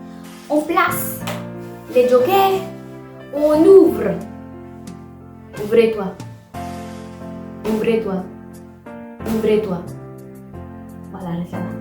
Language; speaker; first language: French; native; French